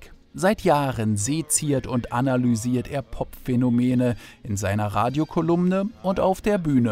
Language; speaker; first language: German; native; German